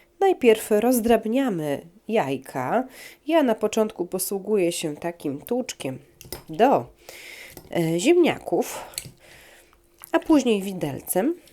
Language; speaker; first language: Polish; native; Polish